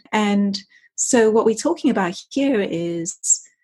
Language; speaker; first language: English; native; English